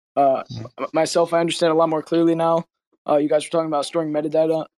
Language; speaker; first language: English; native; English